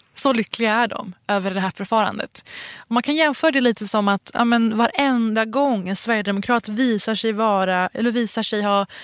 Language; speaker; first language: Swedish; early bilingual, other home language; Persian